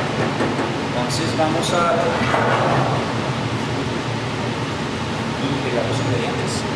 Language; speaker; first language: Spanish; native; Spanish